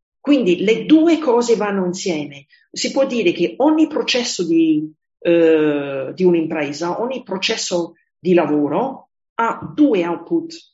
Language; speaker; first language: Italian; non-native, fluent; English